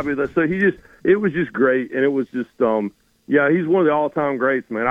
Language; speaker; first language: English; native; English